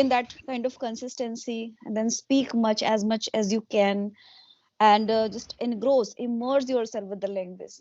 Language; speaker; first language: English; non-native, local second language; Hindi